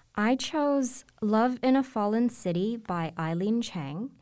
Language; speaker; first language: English; non-native, local second language; Cantonese